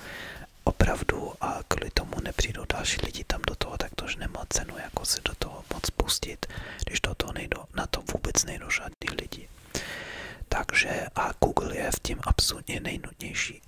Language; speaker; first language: Czech; early bilingual, heritage; Czech